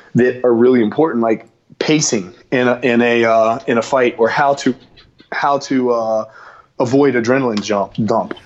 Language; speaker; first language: English; native; English